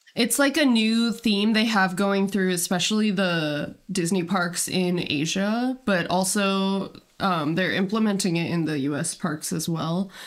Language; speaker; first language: English; native; English